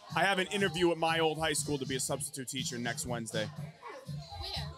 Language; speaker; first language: English; native; English